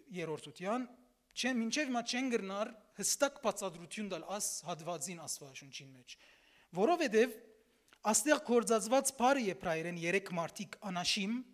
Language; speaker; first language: Armenian; early bilingual, heritage; Armenian